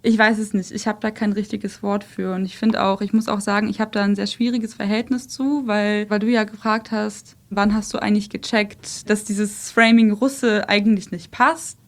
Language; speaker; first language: German; early bilingual, other home language; Russian